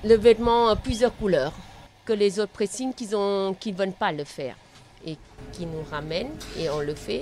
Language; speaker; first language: French; non-native, learner; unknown